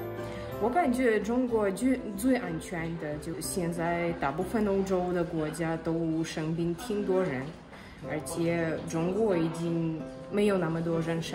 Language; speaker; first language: Chinese; non-native, fluent; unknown